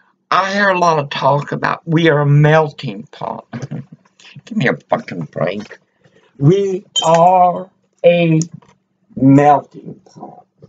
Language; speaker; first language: English; early bilingual, other home language; Spanish